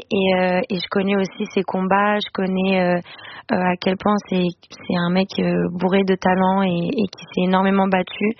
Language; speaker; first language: French; non-native, fluent; Portuguese